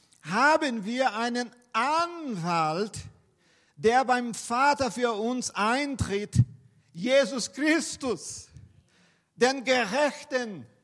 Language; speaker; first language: German; non-native, fluent; Portuguese